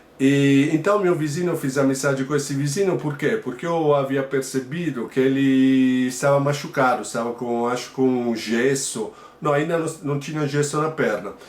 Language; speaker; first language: Portuguese; non-native, fluent; Italian